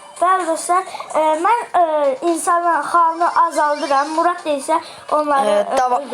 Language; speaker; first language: Turkish; non-native, learner; Azerbaijani